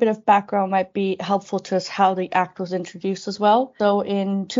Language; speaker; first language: English; non-native, fluent; Spanish